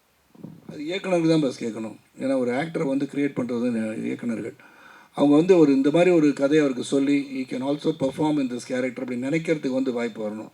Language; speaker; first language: Tamil; native; Tamil